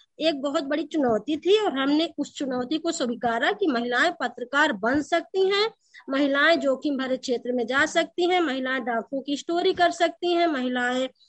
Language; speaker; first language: Hindi; native; Hindi